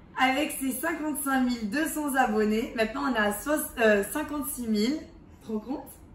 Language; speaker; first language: French; early bilingual, heritage; English